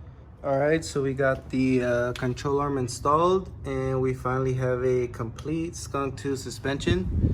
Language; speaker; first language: English; native; English